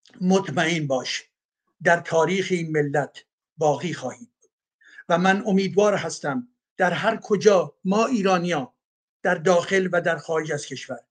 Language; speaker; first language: Persian; native; Persian